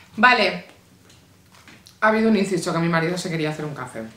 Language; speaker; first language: Spanish; native; Spanish